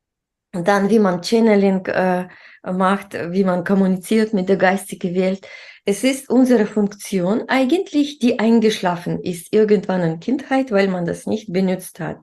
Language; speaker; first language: German; non-native, fluent; Russian